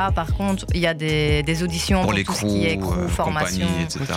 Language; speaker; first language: French; native; French